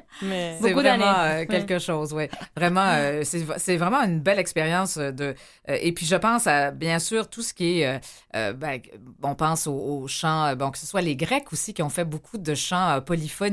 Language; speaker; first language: French; native; French